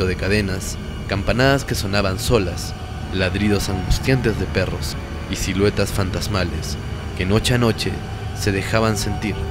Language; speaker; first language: Spanish; native; Spanish